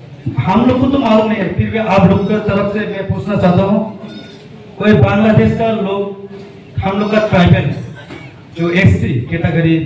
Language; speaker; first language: Hindi; non-native, local second language; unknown